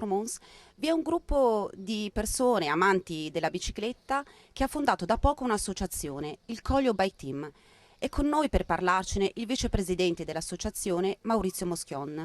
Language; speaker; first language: Italian; native; Italian